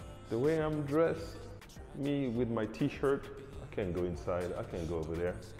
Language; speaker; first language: English; non-native, fluent; French